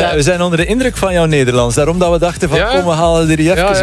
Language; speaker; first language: Dutch; native; Dutch